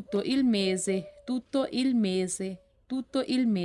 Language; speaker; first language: Italian; non-native, learner; Urdu